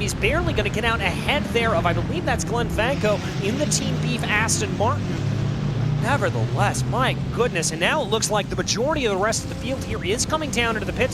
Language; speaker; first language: English; native; English